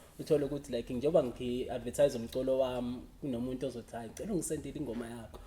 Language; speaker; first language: Zulu; native; Zulu